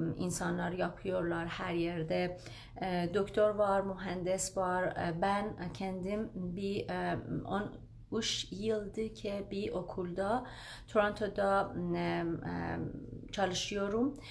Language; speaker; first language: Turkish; non-native, learner; Persian